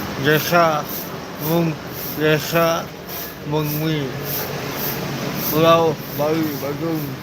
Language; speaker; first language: Indonesian; non-native, local second language; Balinese